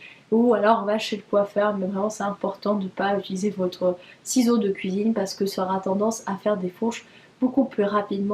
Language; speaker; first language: French; native; French